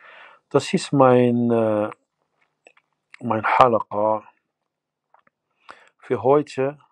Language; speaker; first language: German; non-native, fluent; Arabic